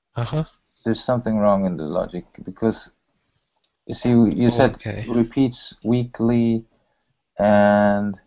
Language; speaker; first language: English; early bilingual, other home language; Polish